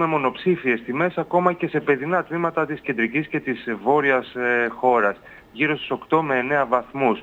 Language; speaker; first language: Greek; native; Greek